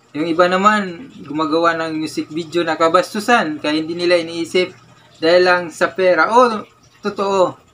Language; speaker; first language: Filipino; non-native, local second language; Cebuano